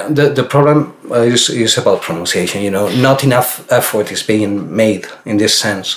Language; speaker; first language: English; non-native, fluent; Spanish